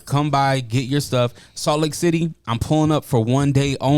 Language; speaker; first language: English; native; English